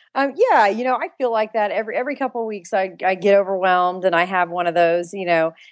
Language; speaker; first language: English; native; English